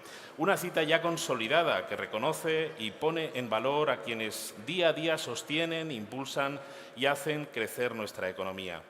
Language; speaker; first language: Spanish; native; Spanish